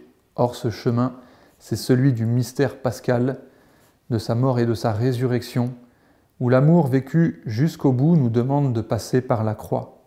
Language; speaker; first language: French; native; French